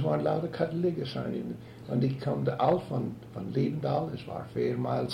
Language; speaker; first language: German; early bilingual, heritage; German